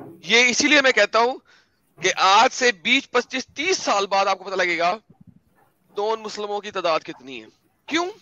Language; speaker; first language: Urdu; native; Urdu